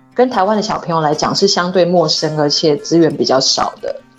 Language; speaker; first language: Chinese; native; Chinese